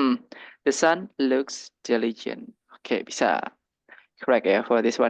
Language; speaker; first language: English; non-native, learner; Indonesian